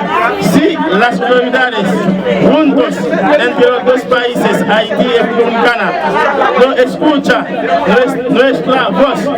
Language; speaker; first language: Spanish; non-native, learner; Haitian Creole